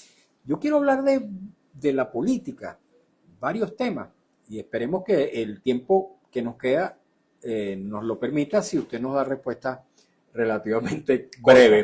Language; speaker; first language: Spanish; native; Spanish